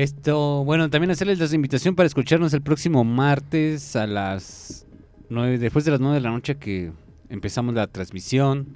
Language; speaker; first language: Spanish; native; Spanish